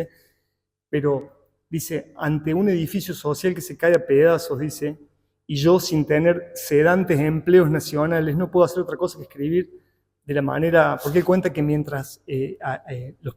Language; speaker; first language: Spanish; native; Spanish